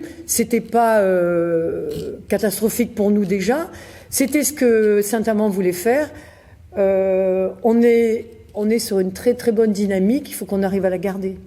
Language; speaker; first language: French; native; French